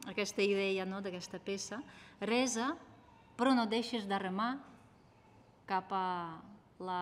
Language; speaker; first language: Catalan; non-native, fluent; Ukrainian